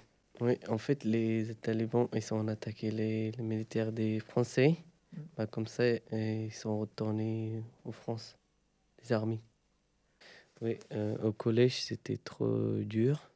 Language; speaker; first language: French; non-native, learner; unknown